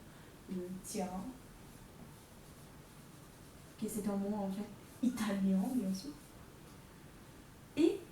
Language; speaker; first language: French; non-native, fluent; Portuguese